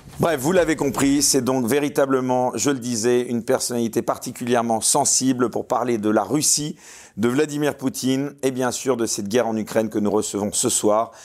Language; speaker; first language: French; native; French